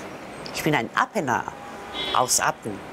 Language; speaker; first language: German; non-native, learner; Persian